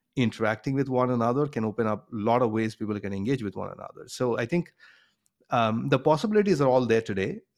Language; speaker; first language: English; non-native, local second language; Bangla